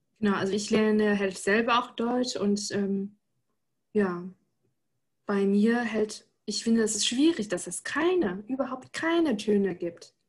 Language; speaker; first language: German; non-native, fluent; Chinese